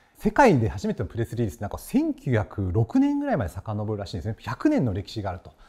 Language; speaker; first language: Japanese; native; Japanese